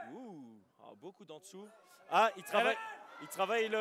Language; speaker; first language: French; native; French